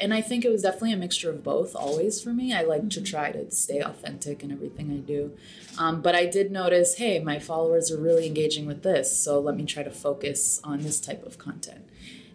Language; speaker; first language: English; native; English